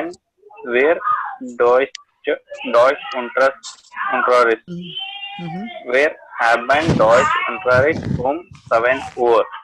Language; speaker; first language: German; non-native, learner; Kannada